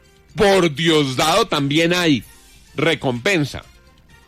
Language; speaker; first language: Spanish; native; Spanish